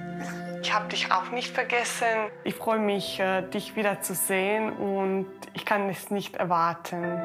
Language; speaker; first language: German; early bilingual, other home language; Croatian